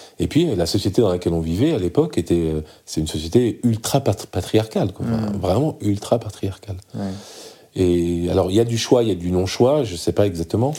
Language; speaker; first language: French; early bilingual, other home language; Arabic